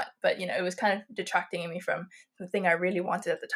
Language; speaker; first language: English; native; English